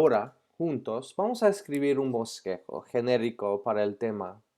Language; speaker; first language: Spanish; non-native, fluent; English